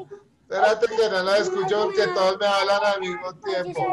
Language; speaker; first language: Spanish; native; Spanish